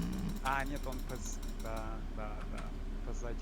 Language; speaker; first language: Russian; non-native, learner; English